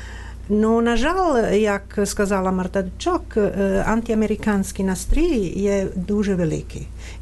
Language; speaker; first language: Ukrainian; non-native, fluent; Italian